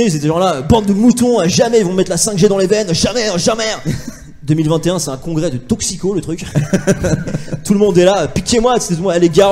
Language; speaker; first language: French; native; French